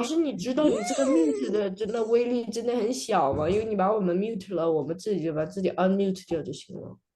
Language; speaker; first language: Chinese; early bilingual, other home language; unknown